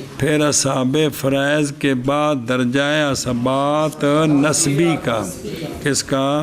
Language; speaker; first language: Urdu; non-native, local second language; Punjabi